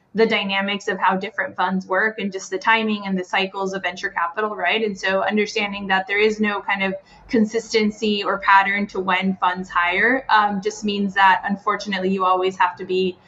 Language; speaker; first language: English; non-native, fluent; Spanish